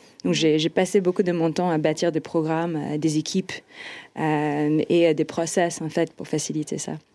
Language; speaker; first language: French; non-native, fluent; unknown